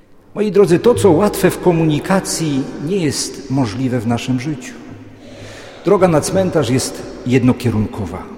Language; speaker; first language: Polish; native; Polish